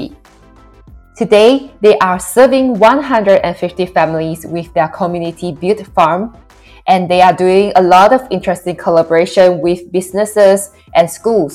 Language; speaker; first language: English; non-native, local second language; Chinese